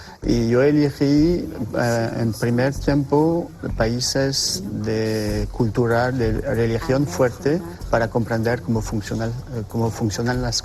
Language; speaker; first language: Spanish; non-native, fluent; French